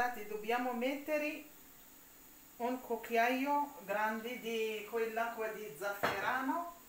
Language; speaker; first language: Italian; non-native, learner; Arabic